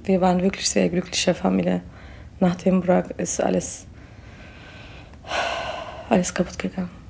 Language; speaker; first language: German; non-native, local second language; Turkish